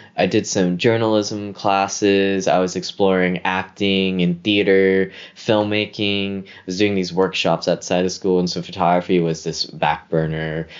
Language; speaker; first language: English; native; English